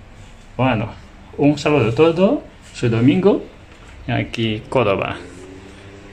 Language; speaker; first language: Spanish; non-native, learner; Chinese